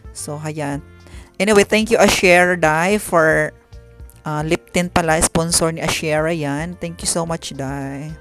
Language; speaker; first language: Filipino; non-native, local second language; Cebuano